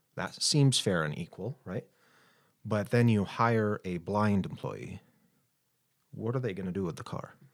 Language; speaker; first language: English; non-native, fluent; Arabic